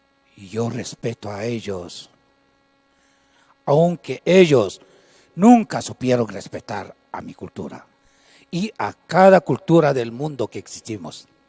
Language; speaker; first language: Spanish; non-native, local second language; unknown